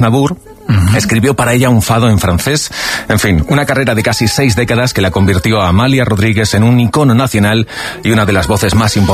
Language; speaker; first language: Spanish; native; Spanish